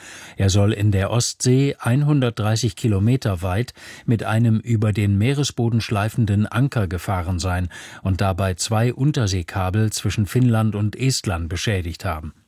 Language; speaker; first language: German; native; German